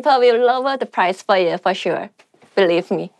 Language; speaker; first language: English; non-native, fluent; Thai